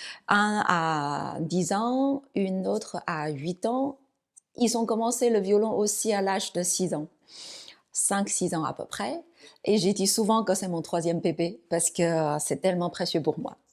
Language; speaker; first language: French; non-native, fluent; Chinese